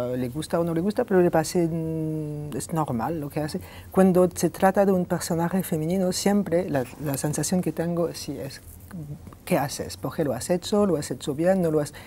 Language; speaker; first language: Spanish; non-native, fluent; French